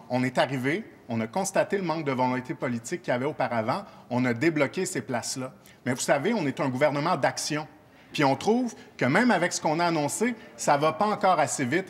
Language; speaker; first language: French; native; French